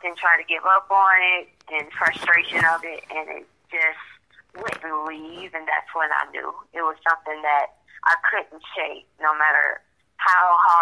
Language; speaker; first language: English; native; English